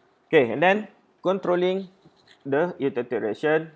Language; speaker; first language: English; non-native, local second language; Malay